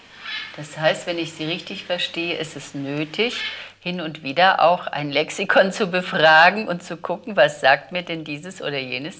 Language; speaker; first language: German; native; German